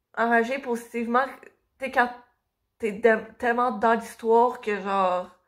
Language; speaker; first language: French; native; French